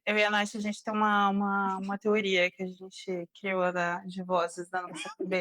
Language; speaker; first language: Portuguese; native; Portuguese